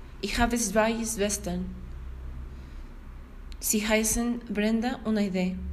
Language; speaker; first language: German; non-native, learner; Spanish